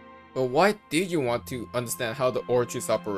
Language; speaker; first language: English; native; English